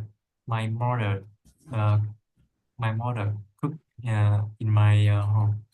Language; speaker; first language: English; non-native, learner; Vietnamese